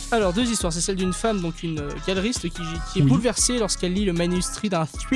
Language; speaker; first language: French; native; French